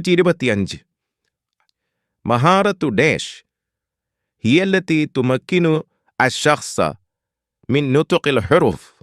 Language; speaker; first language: Arabic; non-native, fluent; Malayalam